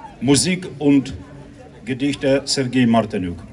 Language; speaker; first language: German; non-native, learner; Ukrainian